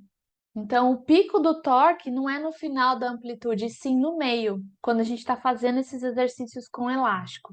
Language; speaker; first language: Portuguese; native; Portuguese